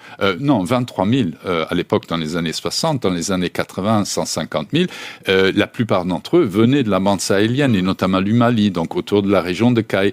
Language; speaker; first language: French; native; French